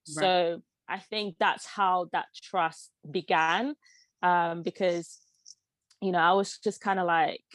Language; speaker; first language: English; early bilingual, other home language; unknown